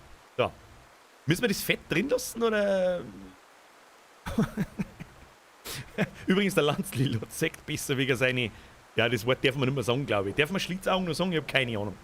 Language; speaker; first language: German; native; German